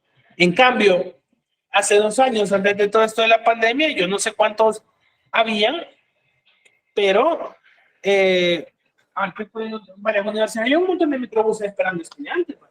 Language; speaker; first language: Spanish; native; Spanish